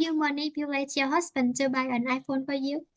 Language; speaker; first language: English; non-native, fluent; Vietnamese